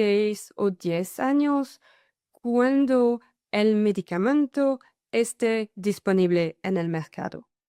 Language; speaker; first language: Spanish; non-native, fluent; French